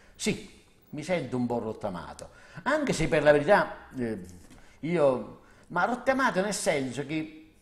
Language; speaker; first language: Italian; native; Italian